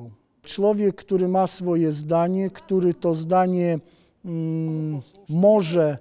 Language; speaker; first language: Polish; native; Polish